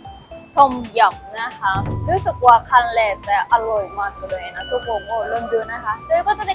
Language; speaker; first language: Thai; non-native, fluent; Japanese